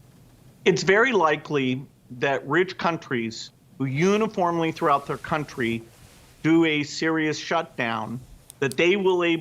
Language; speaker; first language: English; native; English